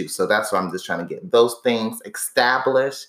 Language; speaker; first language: English; native; English